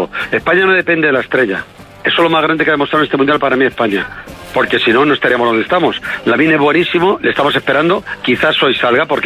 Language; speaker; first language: Spanish; native; Spanish